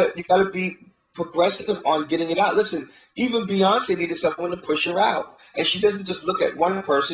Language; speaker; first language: English; native; English